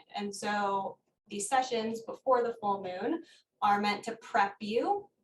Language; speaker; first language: English; native; English